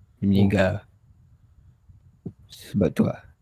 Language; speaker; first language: Malay; native; Malay